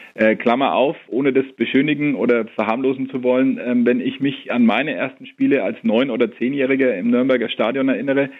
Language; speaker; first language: German; native; German